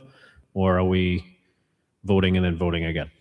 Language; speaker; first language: English; native; English